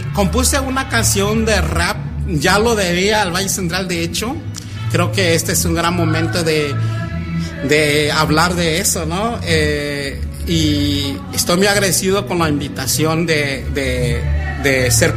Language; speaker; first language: Spanish; non-native, local second language; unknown